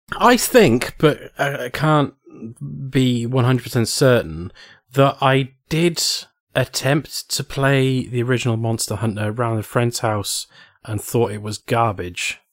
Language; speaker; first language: English; native; English